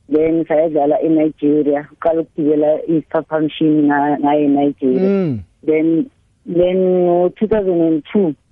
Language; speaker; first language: Zulu; non-native, local second language; South Ndebele